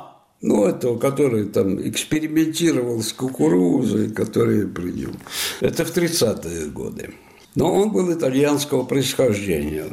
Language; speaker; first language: Russian; non-native, fluent; Spanish